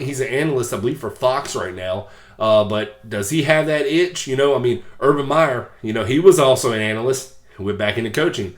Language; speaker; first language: English; native; English